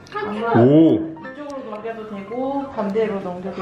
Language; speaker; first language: Korean; native; Korean